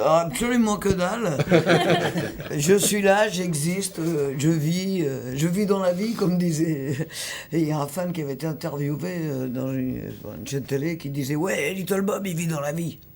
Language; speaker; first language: French; native; French